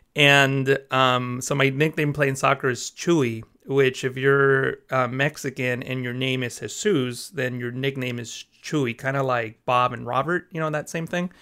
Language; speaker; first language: English; early bilingual, other home language; Spanish